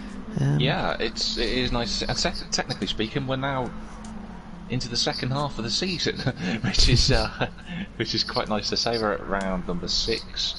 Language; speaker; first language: English; native; English